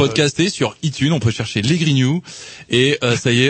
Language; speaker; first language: French; native; French